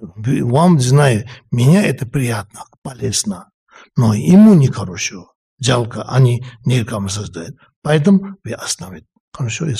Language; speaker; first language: Russian; non-native, learner; Tibetan